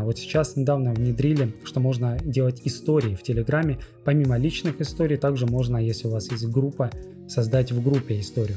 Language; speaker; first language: Russian; native; Russian